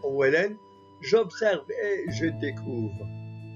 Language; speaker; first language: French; non-native, fluent; Arabic